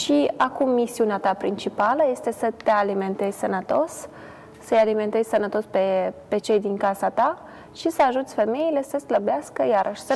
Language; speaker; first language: Romanian; native; Romanian